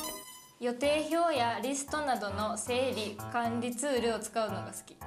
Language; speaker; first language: Japanese; native; Japanese